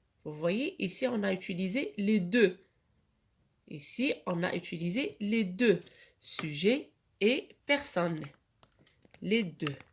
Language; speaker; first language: French; non-native, local second language; Arabic